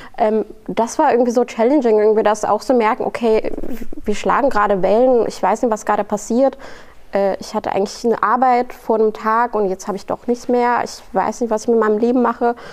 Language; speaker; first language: German; non-native, fluent; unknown